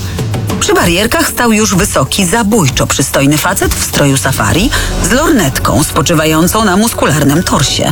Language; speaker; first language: Polish; native; Polish